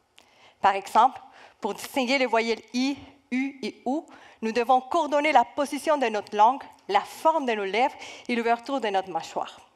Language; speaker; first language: French; non-native, fluent; Spanish